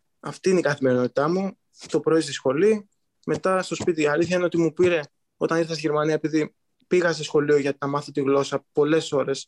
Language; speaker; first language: Greek; native; Greek